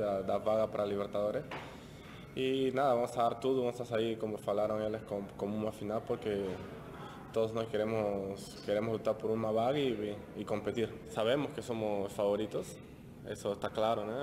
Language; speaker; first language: Portuguese; non-native, fluent; Spanish